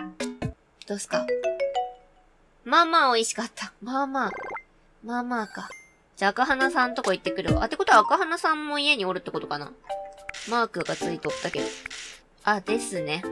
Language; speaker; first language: Japanese; native; Japanese